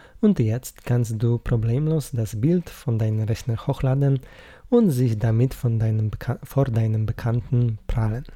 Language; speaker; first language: German; non-native, learner; Polish